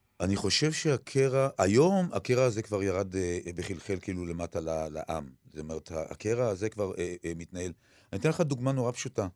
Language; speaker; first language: Hebrew; early bilingual, other home language; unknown